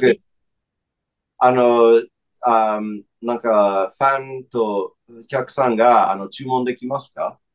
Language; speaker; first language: Japanese; non-native, fluent; English